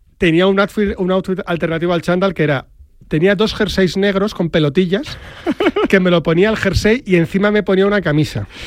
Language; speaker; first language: Spanish; native; Spanish